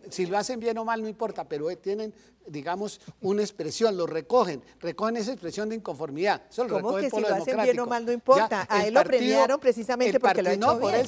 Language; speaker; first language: Spanish; native; Spanish